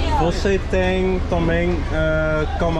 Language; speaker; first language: Portuguese; non-native, learner; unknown